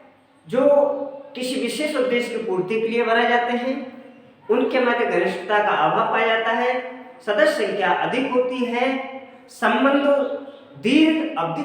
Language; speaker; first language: Hindi; native; Hindi